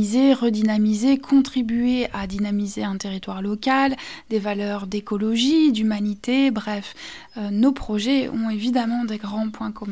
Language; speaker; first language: French; native; French